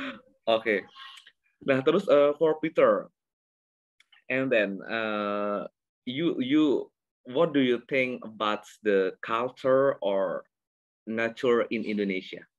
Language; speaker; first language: English; non-native, learner; Indonesian